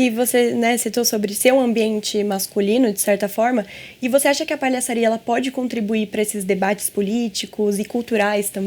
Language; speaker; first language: Portuguese; native; Portuguese